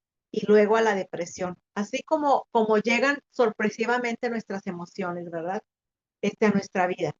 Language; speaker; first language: Spanish; native; Spanish